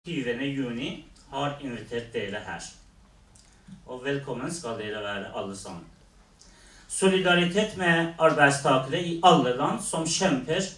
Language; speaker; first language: Norwegian; non-native, fluent; Persian